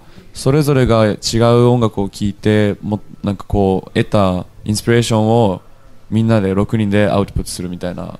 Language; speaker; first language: Japanese; native; Japanese